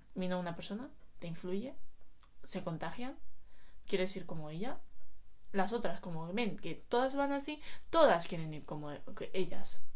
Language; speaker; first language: Spanish; early bilingual, other home language; Chinese